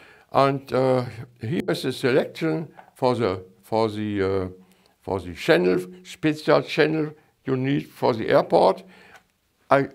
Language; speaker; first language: English; non-native, learner; German